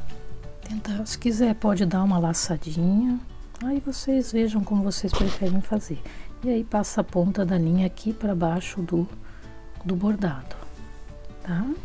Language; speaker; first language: Portuguese; native; Portuguese